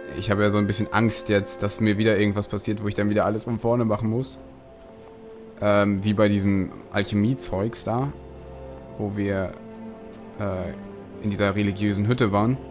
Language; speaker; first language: German; native; German